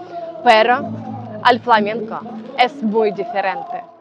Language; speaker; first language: Spanish; non-native, fluent; Ukrainian